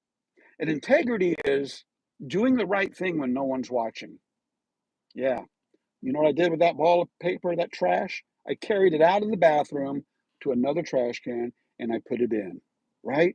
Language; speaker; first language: English; native; English